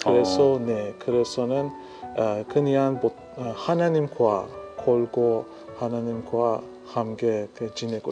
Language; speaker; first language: Korean; non-native, learner; Persian